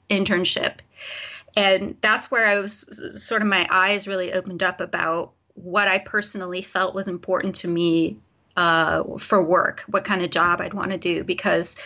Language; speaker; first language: English; native; English